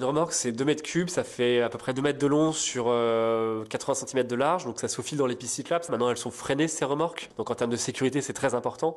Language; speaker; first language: French; native; French